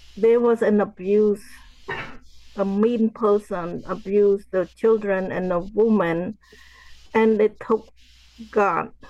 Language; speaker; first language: English; non-native, fluent; Khmer